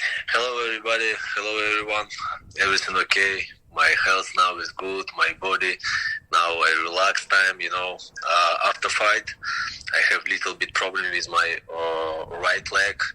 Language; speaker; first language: English; non-native, learner; Russian